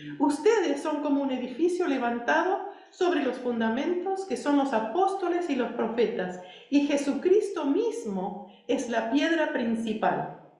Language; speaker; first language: Spanish; early bilingual, other home language; English